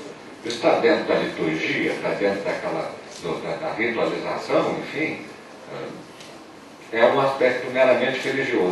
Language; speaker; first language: Portuguese; native; Portuguese